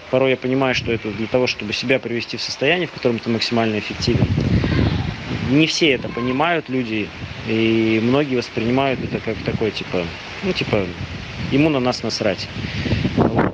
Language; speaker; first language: Russian; native; Russian